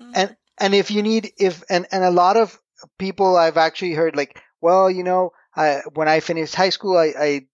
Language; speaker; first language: English; non-native, fluent; Spanish